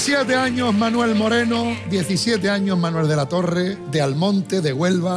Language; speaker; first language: Spanish; native; Spanish